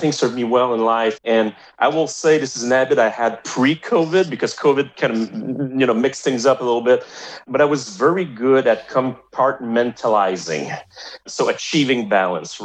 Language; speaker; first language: English; non-native, fluent; French